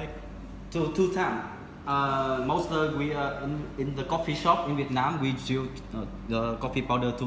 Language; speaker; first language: English; non-native, learner; Vietnamese